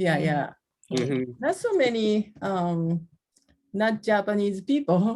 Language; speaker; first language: English; non-native, learner; Japanese